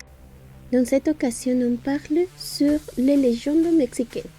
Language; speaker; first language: French; non-native, learner; Spanish